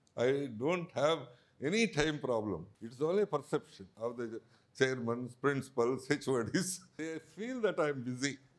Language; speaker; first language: English; non-native, local second language; Telugu